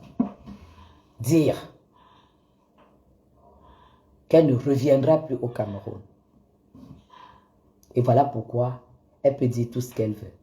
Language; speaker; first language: French; native; French